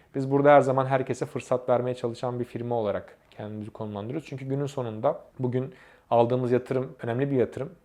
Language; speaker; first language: Turkish; native; Turkish